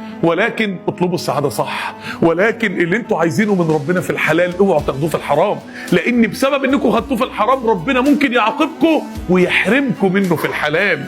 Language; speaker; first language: Arabic; native; Arabic